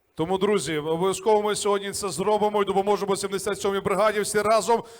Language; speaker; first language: Ukrainian; native; Ukrainian